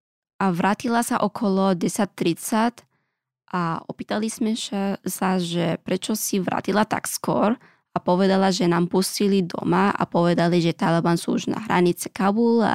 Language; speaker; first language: Slovak; non-native, learner; Pashto